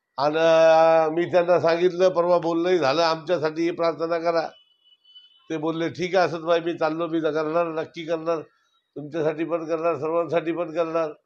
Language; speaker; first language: Marathi; non-native, local second language; Urdu